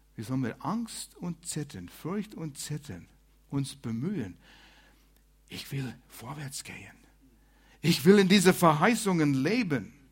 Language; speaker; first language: German; non-native, fluent; English